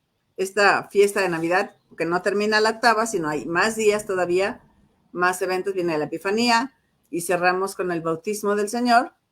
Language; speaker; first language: Spanish; native; Spanish